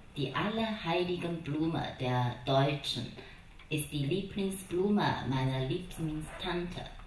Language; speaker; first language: German; non-native, fluent; Chinese